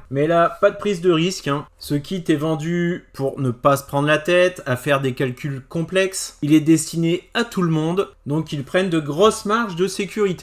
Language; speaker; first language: French; native; French